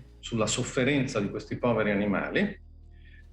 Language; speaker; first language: Italian; native; Italian